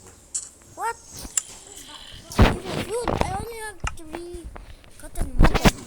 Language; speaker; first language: English; non-native, local second language; Filipino